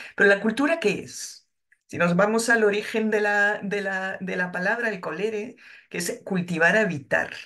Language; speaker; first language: Spanish; non-native, fluent; French